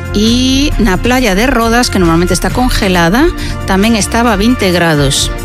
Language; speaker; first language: Galician; non-native, local second language; Spanish